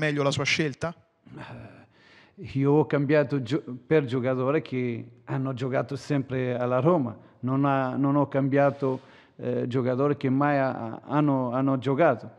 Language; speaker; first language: Italian; non-native, learner; Portuguese